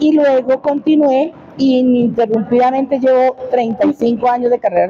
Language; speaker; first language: Spanish; native; Spanish